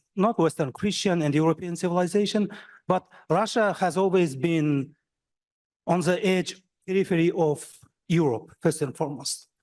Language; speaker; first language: English; non-native, fluent; Kazakh